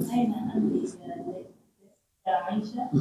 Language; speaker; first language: Arabic; non-native, learner; Indonesian